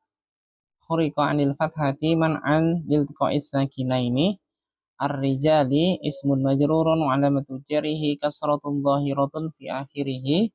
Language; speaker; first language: Arabic; non-native, fluent; Indonesian